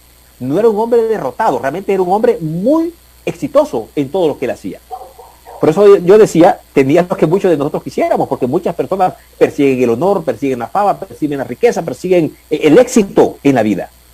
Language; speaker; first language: Spanish; native; Spanish